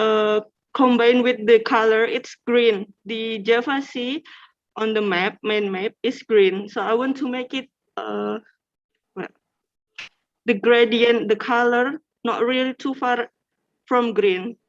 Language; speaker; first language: English; non-native, fluent; Indonesian